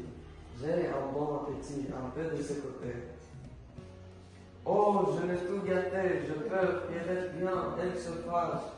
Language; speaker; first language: French; non-native, learner; Uzbek